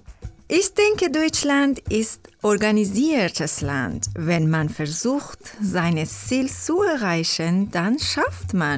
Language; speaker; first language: German; non-native, learner; Persian